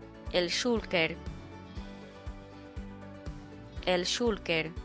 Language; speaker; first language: Spanish; non-native, fluent; English